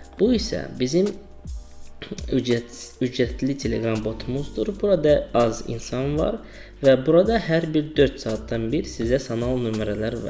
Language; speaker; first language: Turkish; non-native, learner; Azerbaijani